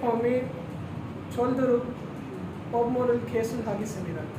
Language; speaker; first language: Korean; non-native, learner; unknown